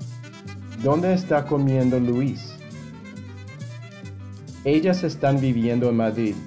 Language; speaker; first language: Spanish; non-native, fluent; English